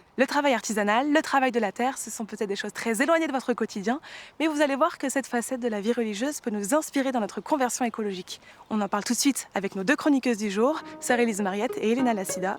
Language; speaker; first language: French; native; French